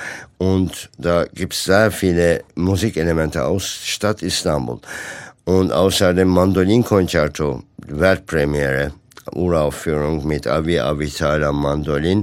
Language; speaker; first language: German; non-native, fluent; Turkish